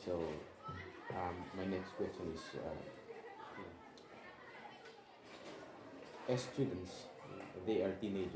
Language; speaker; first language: English; non-native, learner; Indonesian